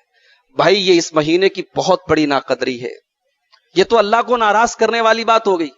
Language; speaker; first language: Urdu; native; Urdu